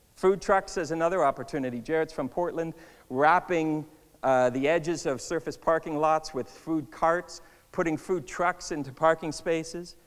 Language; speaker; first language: English; native; English